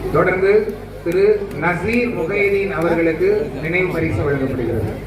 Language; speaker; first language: Tamil; native; Tamil